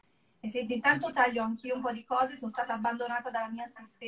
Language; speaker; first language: Italian; native; Italian